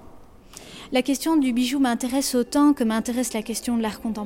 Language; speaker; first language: French; native; French